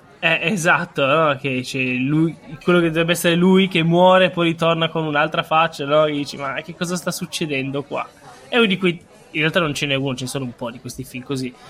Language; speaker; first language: Italian; native; Italian